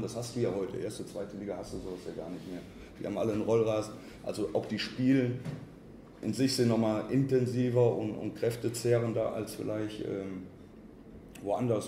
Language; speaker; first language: German; native; German